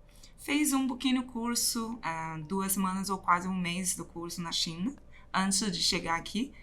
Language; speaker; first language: Portuguese; non-native, fluent; Chinese